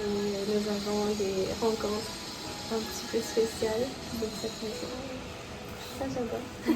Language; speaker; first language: French; non-native, fluent; Japanese